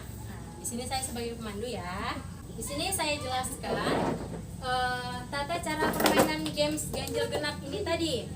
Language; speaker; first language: Indonesian; native; Indonesian